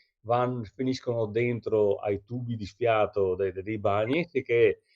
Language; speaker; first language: Italian; native; Italian